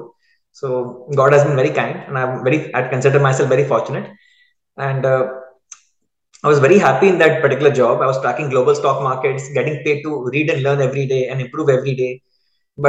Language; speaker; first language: English; non-native, local second language; Hindi